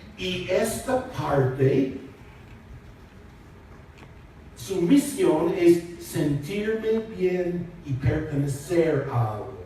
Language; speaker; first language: Spanish; non-native, fluent; English